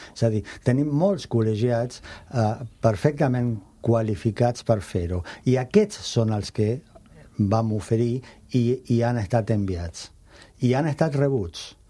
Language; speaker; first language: Catalan; non-native, fluent; Spanish